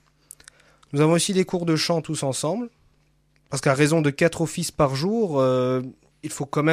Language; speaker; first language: French; native; French